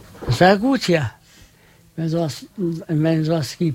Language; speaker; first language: German; non-native, learner; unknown